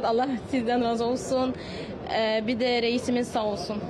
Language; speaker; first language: Turkish; early bilingual, heritage; Turkish